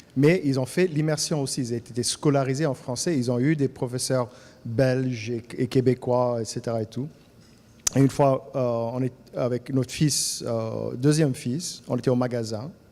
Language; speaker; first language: French; non-native, fluent; English